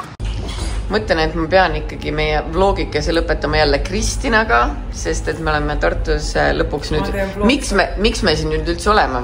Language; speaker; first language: Estonian; native; Estonian